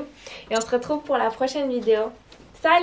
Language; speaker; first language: French; native; French